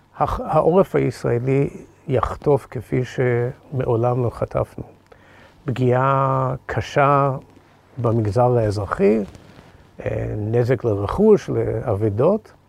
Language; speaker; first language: Hebrew; non-native, fluent; English